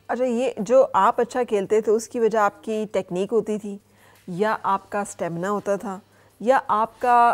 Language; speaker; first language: Urdu; native; Urdu